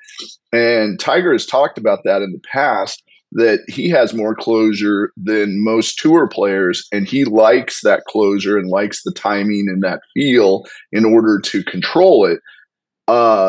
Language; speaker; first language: English; native; English